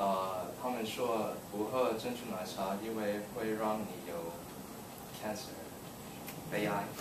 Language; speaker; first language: Chinese; non-native, learner; English